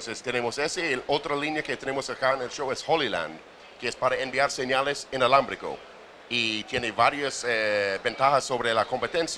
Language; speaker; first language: Spanish; non-native, fluent; English